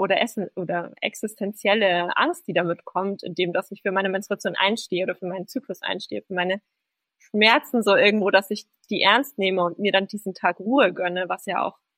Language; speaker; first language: German; native; German